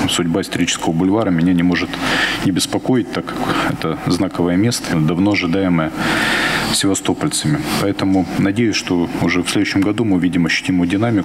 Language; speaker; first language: Russian; native; Russian